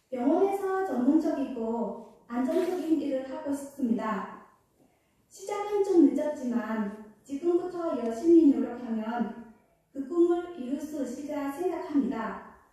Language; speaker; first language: Korean; non-native, fluent; Khmer